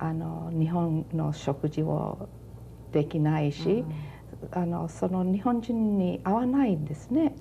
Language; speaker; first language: Japanese; early bilingual, heritage; Japanese